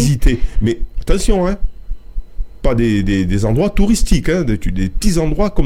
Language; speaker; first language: French; native; French